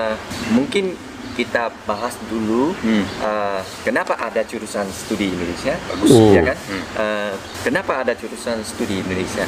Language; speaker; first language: Indonesian; non-native, fluent; Vietnamese